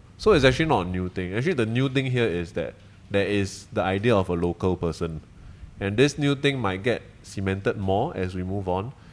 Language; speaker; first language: English; native; English